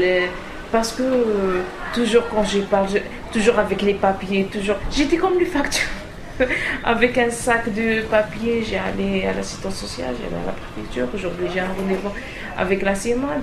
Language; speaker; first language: French; non-native, learner; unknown